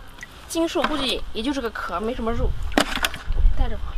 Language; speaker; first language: Chinese; native; Chinese